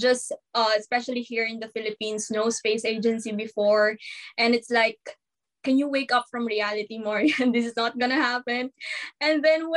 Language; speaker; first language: English; non-native, local second language; Filipino